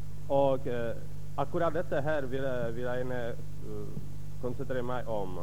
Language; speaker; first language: Norwegian; non-native, fluent; Czech